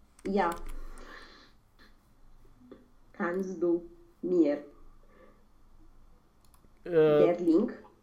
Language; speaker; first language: German; non-native, learner; Romanian